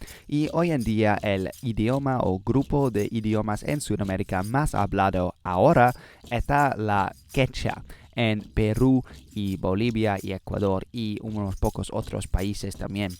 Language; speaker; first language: Spanish; non-native, learner; English